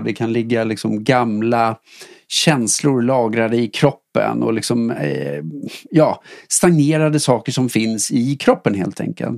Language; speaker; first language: Swedish; native; Swedish